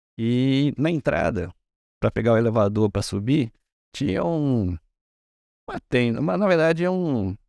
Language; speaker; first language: Portuguese; early bilingual, other home language; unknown